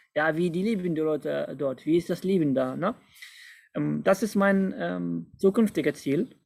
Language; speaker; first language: German; non-native, fluent; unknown